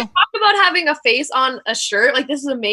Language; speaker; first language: English; native; English